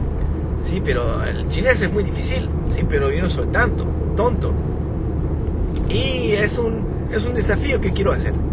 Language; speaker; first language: Spanish; non-native, fluent; French